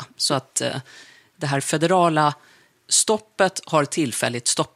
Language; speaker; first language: Swedish; native; Swedish